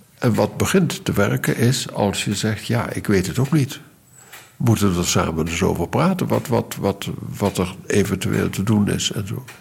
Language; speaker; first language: Dutch; native; Dutch